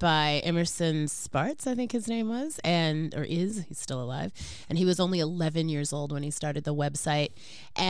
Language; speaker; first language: English; native; English